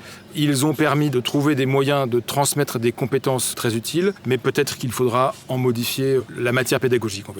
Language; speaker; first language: French; native; French